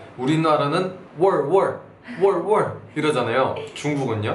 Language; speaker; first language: Korean; native; Korean